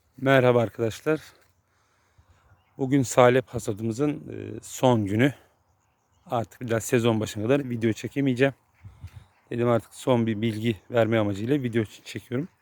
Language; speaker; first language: Turkish; native; Turkish